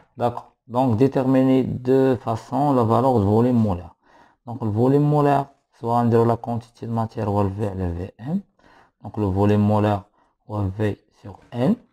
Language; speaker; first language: French; non-native, local second language; Arabic